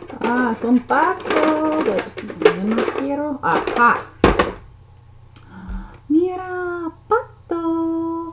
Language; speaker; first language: Spanish; non-native, learner; English